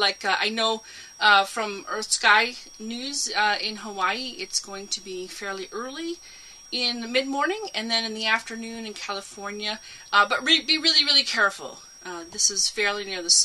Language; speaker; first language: English; native; English